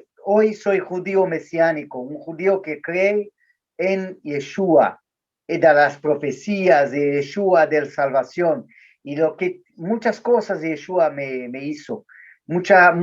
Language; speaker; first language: Spanish; non-native, learner; Portuguese